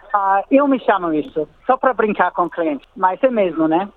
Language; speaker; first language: Portuguese; non-native, fluent; English